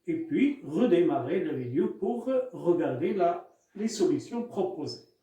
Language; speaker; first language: French; non-native, local second language; Arabic